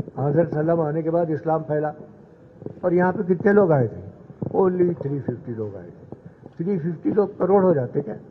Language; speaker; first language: Urdu; native; Urdu